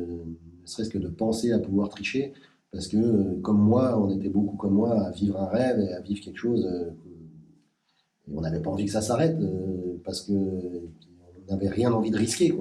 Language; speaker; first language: French; native; French